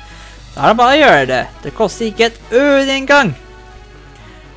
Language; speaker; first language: Norwegian; native; Norwegian